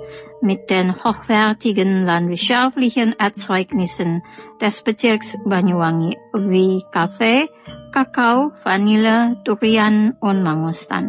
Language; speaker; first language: German; non-native, fluent; Indonesian